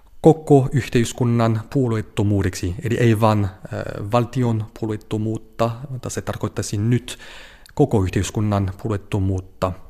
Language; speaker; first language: Finnish; non-native, fluent; French